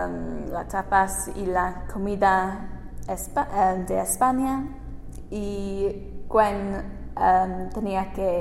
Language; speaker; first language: Spanish; non-native, learner; English